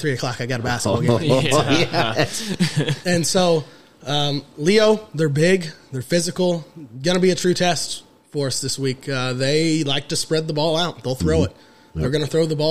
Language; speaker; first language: English; native; English